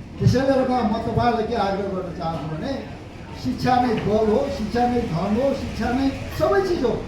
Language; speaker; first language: Nepali; non-native, local second language; Eastern Tamang